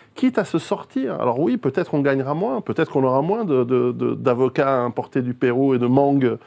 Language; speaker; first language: French; native; French